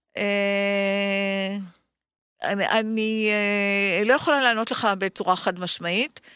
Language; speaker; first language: Hebrew; native; Hebrew